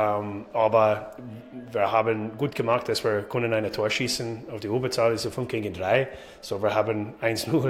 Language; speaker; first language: German; non-native, learner; English